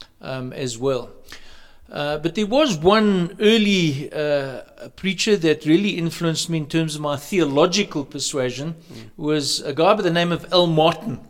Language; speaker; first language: English; native; English